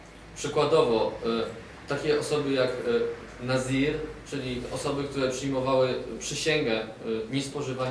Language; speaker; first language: Polish; native; Polish